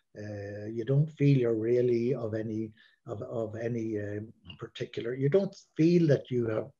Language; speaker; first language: English; native; English